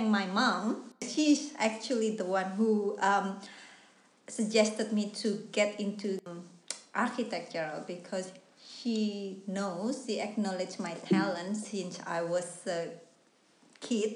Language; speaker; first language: English; non-native, fluent; Indonesian